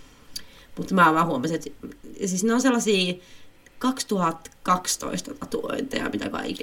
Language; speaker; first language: Finnish; native; Finnish